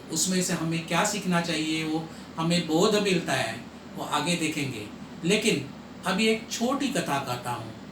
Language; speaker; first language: Hindi; non-native, local second language; Marathi